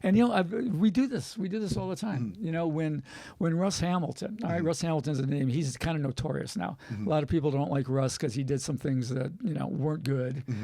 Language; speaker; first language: English; native; English